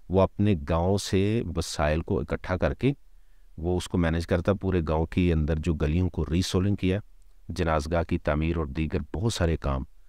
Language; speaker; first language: Urdu; non-native, local second language; Punjabi